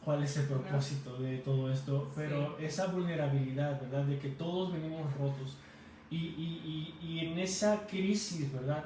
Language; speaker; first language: Spanish; native; Spanish